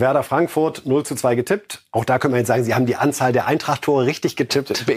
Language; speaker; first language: German; native; German